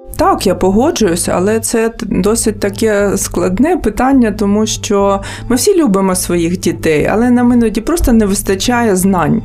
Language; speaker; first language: Ukrainian; native; Ukrainian